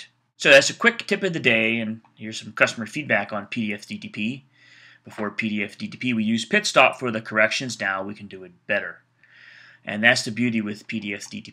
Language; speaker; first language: English; native; English